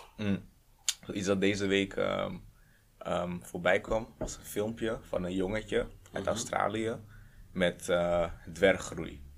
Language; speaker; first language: Dutch; native; Dutch